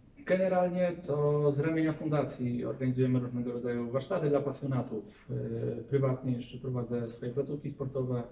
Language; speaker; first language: Polish; native; Polish